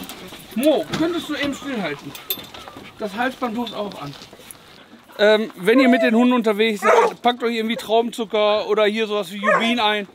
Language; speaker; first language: German; native; German